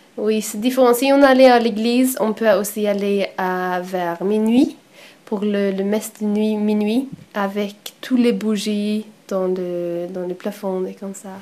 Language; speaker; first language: French; non-native, learner; Swedish